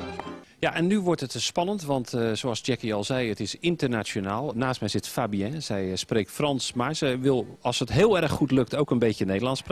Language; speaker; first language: Dutch; native; Dutch